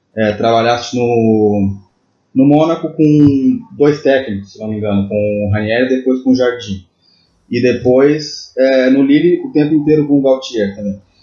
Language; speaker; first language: Portuguese; native; Portuguese